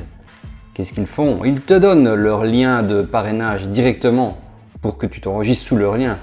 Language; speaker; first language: French; native; French